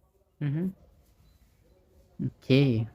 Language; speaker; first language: English; non-native, fluent; Bangla